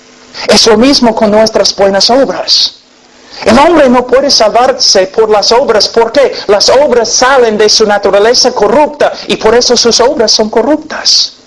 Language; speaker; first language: Spanish; non-native, fluent; English